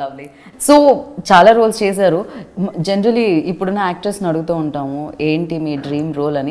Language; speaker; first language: Telugu; native; Telugu